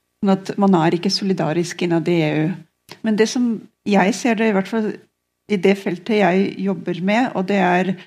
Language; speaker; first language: Norwegian; non-native, fluent; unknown